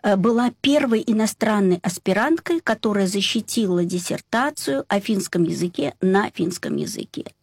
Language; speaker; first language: Russian; native; Russian